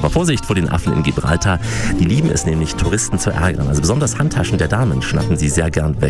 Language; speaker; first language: German; native; German